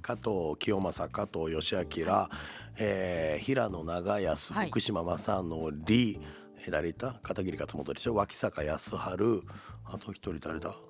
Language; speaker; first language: Japanese; native; Japanese